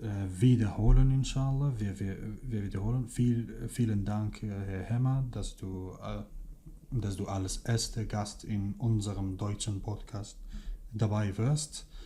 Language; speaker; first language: German; non-native, fluent; Kurdish